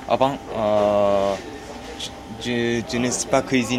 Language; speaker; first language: French; non-native, learner; Japanese